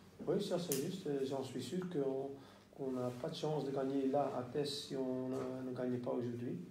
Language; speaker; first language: French; non-native, local second language; Dutch